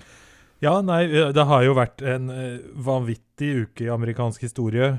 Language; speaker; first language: Norwegian; native; Norwegian